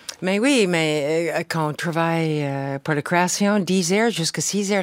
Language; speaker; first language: French; non-native, fluent; English